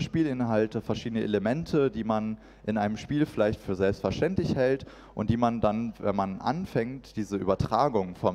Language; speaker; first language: German; native; German